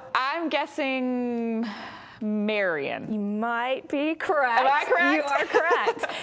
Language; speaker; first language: English; native; English